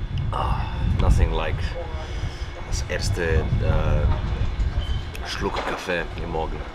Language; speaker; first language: German; non-native, learner; English